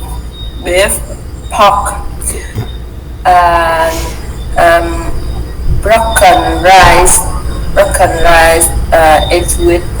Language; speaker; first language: English; non-native, learner; Vietnamese